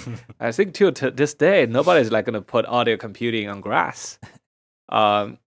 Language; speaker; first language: English; non-native, fluent; Chinese